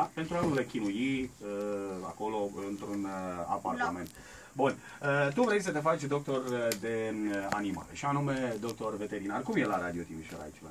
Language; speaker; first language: Romanian; native; Romanian